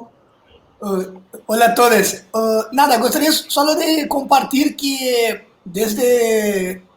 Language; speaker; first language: Spanish; non-native, fluent; Portuguese